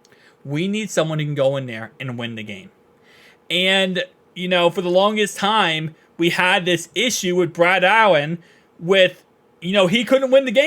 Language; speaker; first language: English; native; English